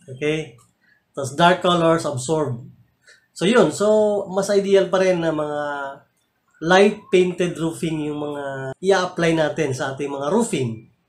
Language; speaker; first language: Filipino; native; Filipino